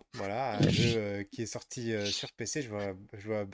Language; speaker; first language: French; native; French